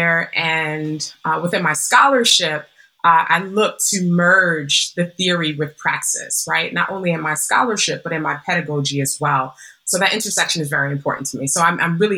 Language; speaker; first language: English; native; English